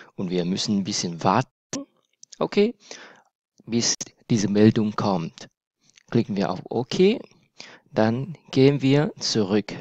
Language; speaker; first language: German; non-native, fluent; Vietnamese